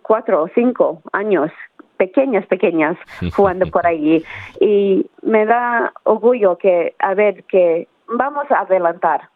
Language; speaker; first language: Spanish; early bilingual, heritage; Spanish